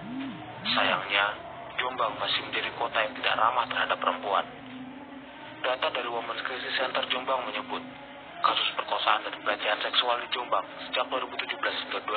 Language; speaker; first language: Indonesian; native; Indonesian